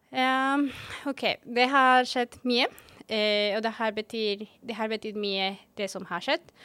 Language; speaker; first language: Norwegian; non-native, fluent; Spanish